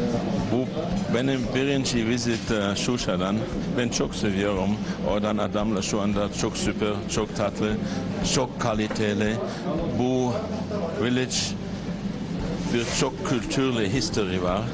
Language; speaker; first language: Turkish; non-native, learner; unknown